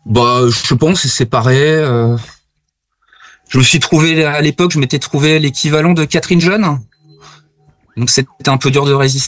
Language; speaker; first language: French; native; French